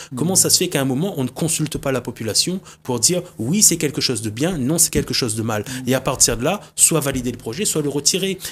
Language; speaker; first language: French; native; French